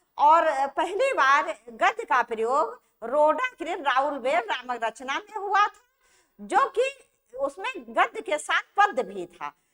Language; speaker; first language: Hindi; native; Hindi